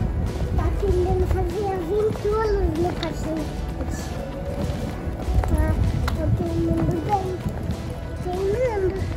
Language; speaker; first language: Portuguese; early bilingual, heritage; Portuguese